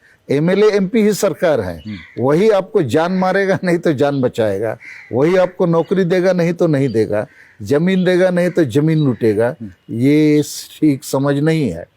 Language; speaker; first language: Hindi; non-native, local second language; Santali